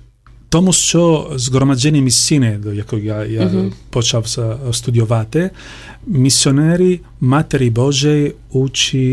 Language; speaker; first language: Polish; non-native, learner; Italian